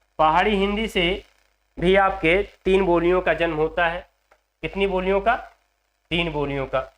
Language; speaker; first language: Hindi; native; Hindi